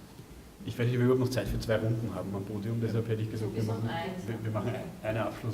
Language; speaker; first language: German; native; German